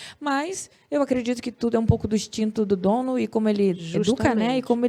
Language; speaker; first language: Portuguese; native; Portuguese